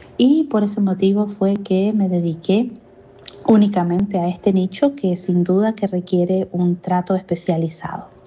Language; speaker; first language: Spanish; native; Spanish